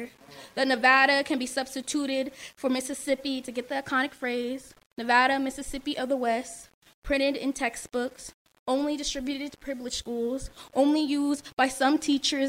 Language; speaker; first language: English; native; English